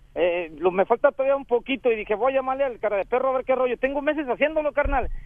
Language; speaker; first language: Spanish; native; Spanish